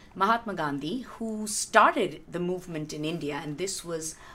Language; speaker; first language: English; non-native, local second language; Malayalam